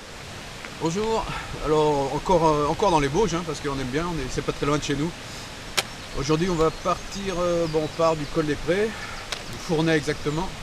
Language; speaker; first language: French; native; French